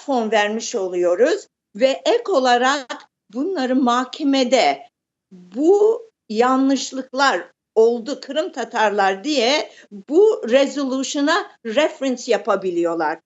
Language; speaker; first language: Turkish; early bilingual, heritage; Turkish